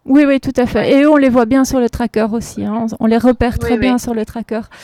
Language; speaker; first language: French; native; French